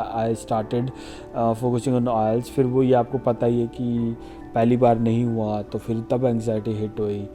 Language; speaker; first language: Hindi; native; Hindi